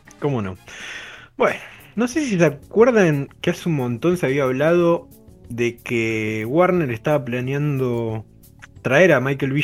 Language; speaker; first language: Spanish; native; Spanish